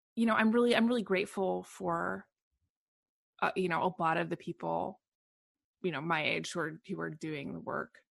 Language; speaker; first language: English; native; English